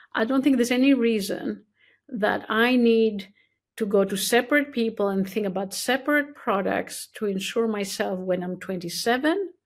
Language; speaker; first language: English; non-native, fluent; Greek